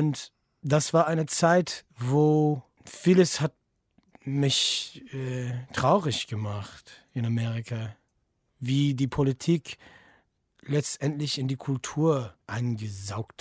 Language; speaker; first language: German; non-native, fluent; English